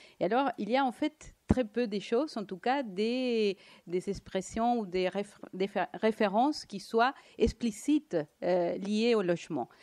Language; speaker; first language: French; non-native, fluent; Spanish